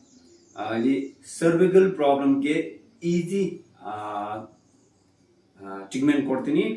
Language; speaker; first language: Kannada; non-native, learner; Tibetan